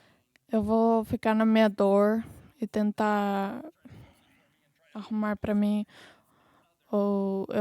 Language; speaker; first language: Portuguese; non-native, fluent; English